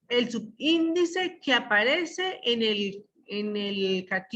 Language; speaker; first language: Spanish; native; Spanish